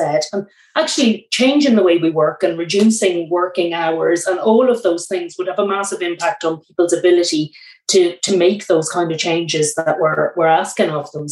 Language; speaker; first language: English; native; English